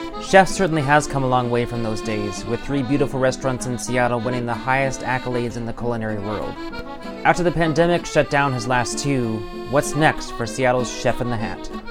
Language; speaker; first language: English; native; English